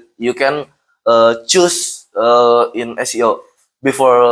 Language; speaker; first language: English; non-native, learner; Indonesian